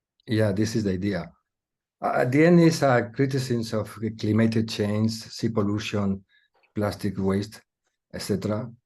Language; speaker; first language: English; non-native, learner; Spanish